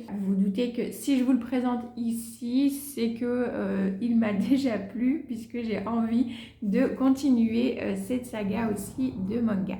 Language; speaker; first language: French; native; French